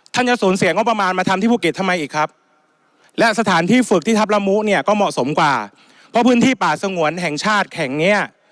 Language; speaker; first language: Thai; native; Thai